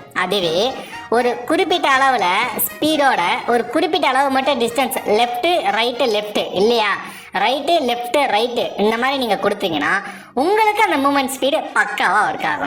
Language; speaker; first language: Tamil; native; Tamil